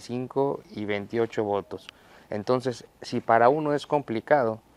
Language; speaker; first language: Spanish; native; Spanish